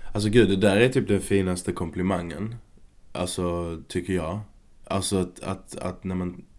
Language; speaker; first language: Swedish; early bilingual, other home language; Arabic